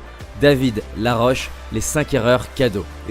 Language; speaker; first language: French; native; French